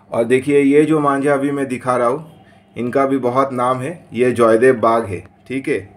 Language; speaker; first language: Hindi; non-native, local second language; Bangla